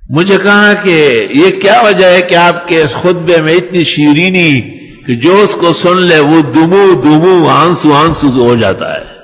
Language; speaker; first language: Urdu; non-native, local second language; Pashto